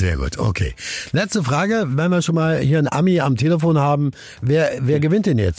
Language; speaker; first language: German; native; German